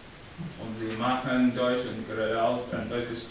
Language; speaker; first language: German; non-native, learner; English